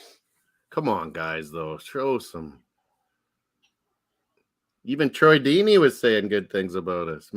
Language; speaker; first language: English; native; English